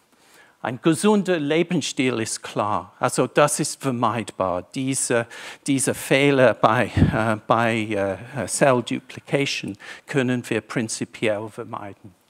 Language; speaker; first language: German; non-native, fluent; English